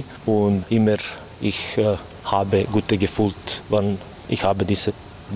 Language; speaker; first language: German; non-native, learner; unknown